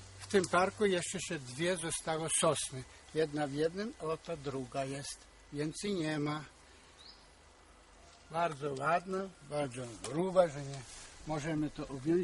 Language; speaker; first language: Polish; early bilingual, heritage; Polish